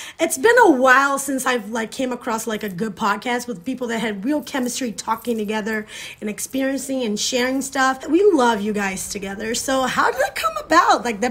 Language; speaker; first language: English; non-native, fluent; Portuguese